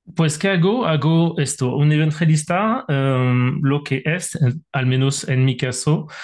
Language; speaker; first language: Spanish; non-native, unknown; French